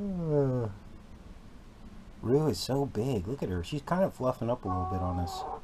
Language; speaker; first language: English; native; English